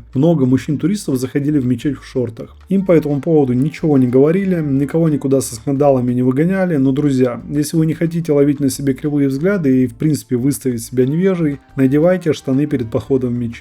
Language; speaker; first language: Russian; native; Russian